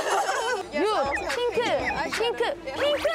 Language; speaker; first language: English; non-native, learner; Korean